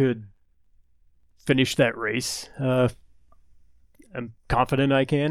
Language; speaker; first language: English; native; English